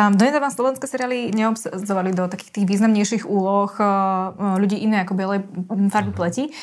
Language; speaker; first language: Slovak; native; Slovak